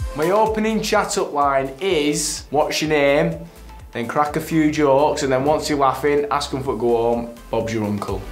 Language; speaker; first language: English; native; English